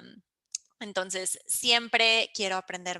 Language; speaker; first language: Spanish; early bilingual, heritage; English